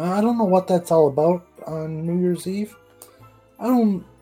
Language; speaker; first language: English; native; English